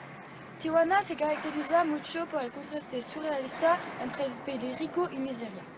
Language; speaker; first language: Spanish; non-native, learner; French